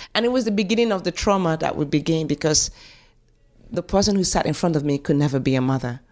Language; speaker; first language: English; native; English